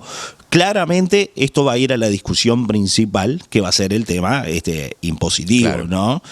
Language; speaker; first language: Spanish; native; Spanish